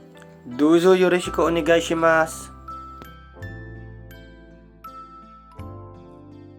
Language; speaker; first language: Japanese; non-native, learner; Hiligaynon